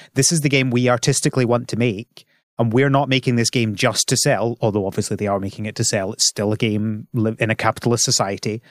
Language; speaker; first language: English; native; English